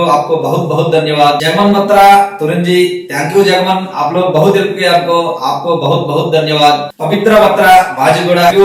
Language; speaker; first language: Hindi; non-native, local second language; Telugu